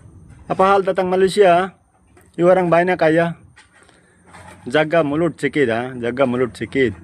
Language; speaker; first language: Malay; non-native, learner; Bangla